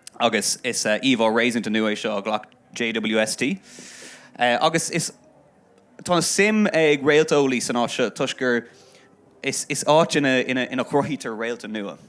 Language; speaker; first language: Irish; non-native, local second language; English